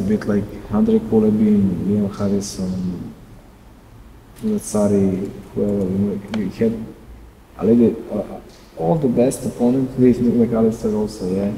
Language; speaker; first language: English; non-native, learner; Serbian